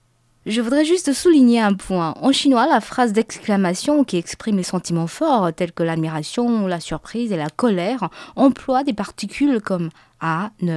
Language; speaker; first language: French; non-native, fluent; Chinese